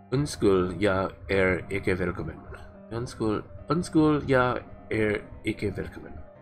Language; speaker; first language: Danish; non-native, learner; English